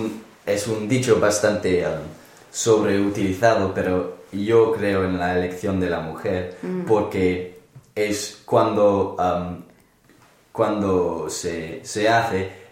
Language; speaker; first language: Spanish; non-native, learner; English